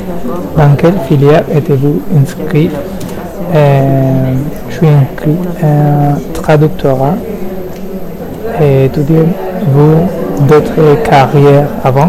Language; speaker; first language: French; non-native, learner; Spanish